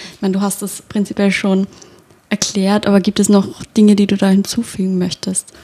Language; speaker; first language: German; native; German